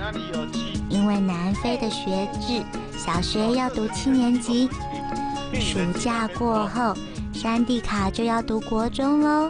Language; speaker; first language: Chinese; native; Chinese